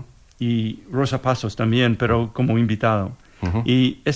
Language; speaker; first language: Spanish; non-native, fluent; English